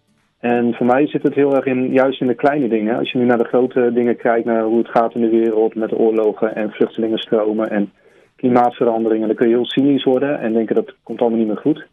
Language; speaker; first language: Dutch; native; Dutch